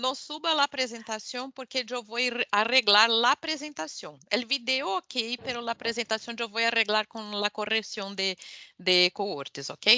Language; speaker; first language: Spanish; non-native, fluent; Portuguese